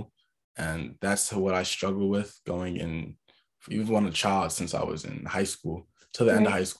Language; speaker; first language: English; native; English